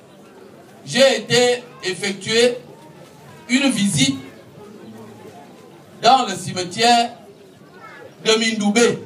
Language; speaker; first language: French; non-native, local second language; Fang